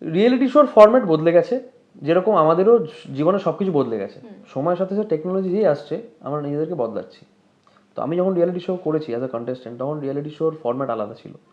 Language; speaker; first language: Bangla; native; Bangla